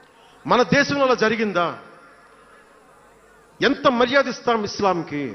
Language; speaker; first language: Telugu; native; Telugu